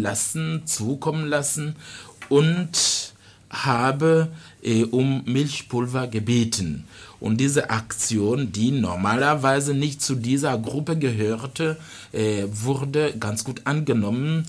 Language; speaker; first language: German; non-native, fluent; Rundi